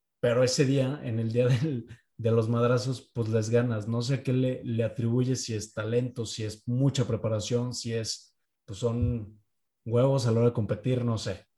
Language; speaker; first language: Spanish; native; Spanish